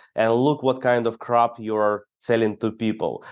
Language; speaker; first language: English; non-native, fluent; Ukrainian